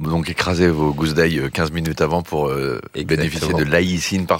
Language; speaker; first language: French; native; French